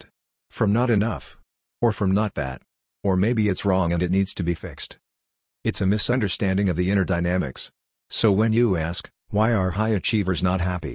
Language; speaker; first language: English; non-native, fluent; Hungarian